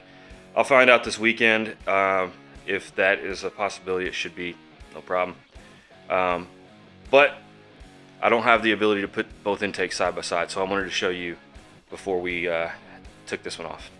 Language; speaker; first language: English; native; English